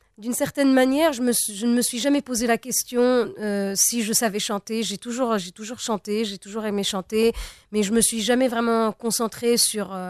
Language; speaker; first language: French; non-native, local second language; Arabic